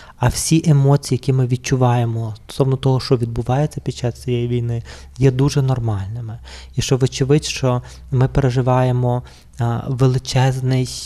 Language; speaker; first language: Ukrainian; native; Ukrainian